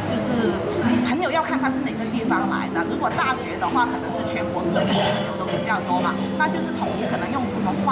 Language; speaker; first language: Chinese; non-native, local second language; Cantonese